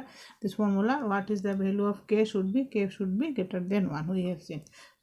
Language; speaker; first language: English; non-native, local second language; Bangla